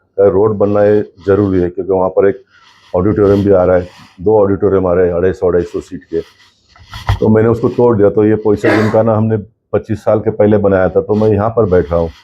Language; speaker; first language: Hindi; non-native, local second language; Kannada